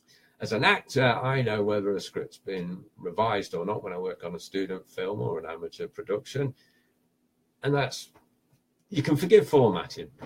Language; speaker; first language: English; native; English